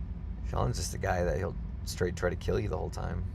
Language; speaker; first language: English; native; English